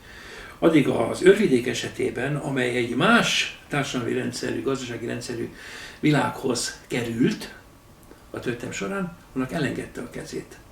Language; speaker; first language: Hungarian; native; Hungarian